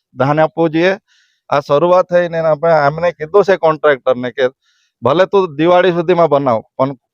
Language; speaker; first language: Gujarati; native; Gujarati